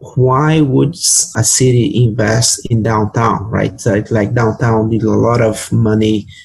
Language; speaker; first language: English; non-native, fluent; Portuguese